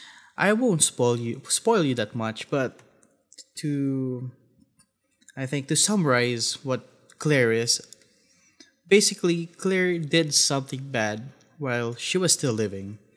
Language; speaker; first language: English; non-native, fluent; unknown